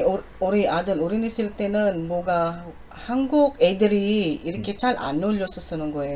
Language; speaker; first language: Korean; non-native, learner; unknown